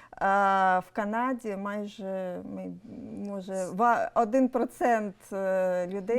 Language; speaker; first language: Ukrainian; non-native, local second language; Russian